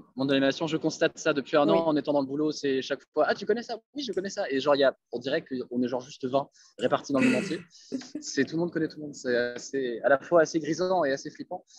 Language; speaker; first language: French; native; French